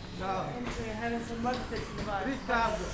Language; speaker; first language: Italian; non-native, learner; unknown